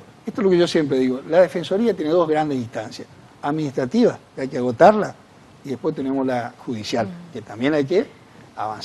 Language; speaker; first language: Spanish; native; Spanish